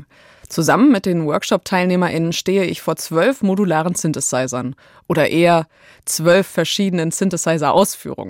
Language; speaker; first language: German; native; German